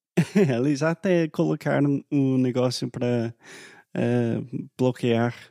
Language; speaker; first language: Portuguese; non-native, fluent; English